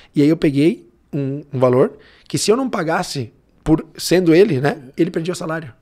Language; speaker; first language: Portuguese; early bilingual, other home language; Italian